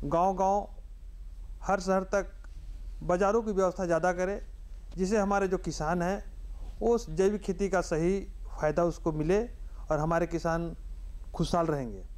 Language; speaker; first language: Hindi; native; Hindi